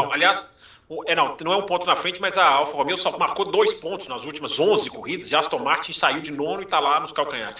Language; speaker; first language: Portuguese; native; Portuguese